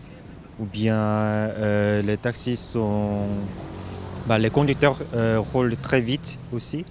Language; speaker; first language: French; non-native, local second language; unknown